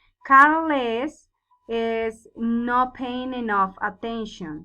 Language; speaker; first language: English; non-native, fluent; Spanish